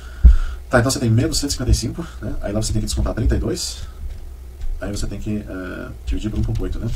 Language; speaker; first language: Portuguese; native; Portuguese